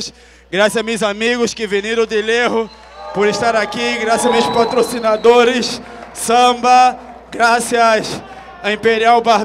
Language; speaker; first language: Spanish; non-native, fluent; Portuguese